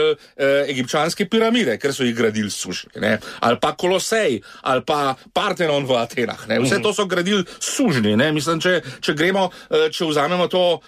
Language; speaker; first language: Slovenian; native; Slovenian